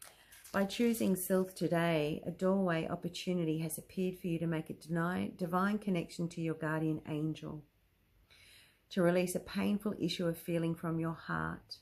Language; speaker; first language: English; native; English